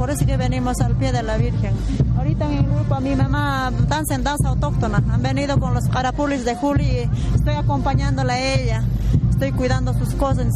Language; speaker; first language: Spanish; native; Spanish